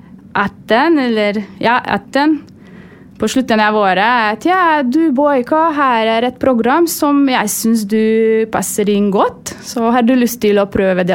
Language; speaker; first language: Norwegian; non-native, fluent; Hungarian